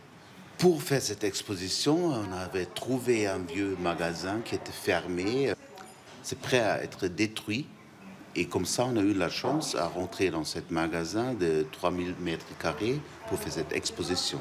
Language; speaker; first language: French; non-native, fluent; German